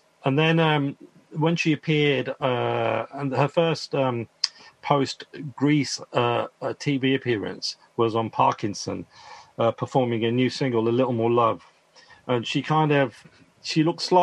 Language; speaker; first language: English; native; English